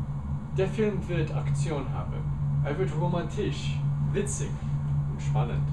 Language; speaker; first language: German; non-native, learner; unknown